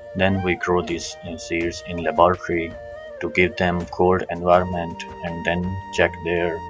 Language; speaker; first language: English; non-native, local second language; Punjabi